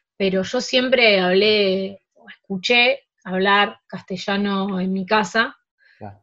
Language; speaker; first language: Spanish; early bilingual, heritage; Spanish